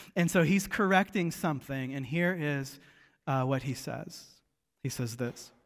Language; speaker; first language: English; native; English